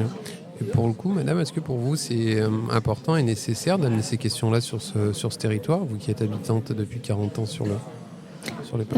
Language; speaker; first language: French; native; French